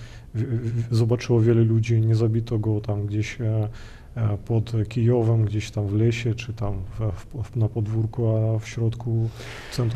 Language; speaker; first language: Polish; non-native, fluent; Belarusian